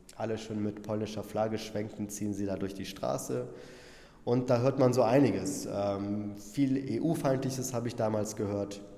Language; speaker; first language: German; early bilingual, other home language; Polish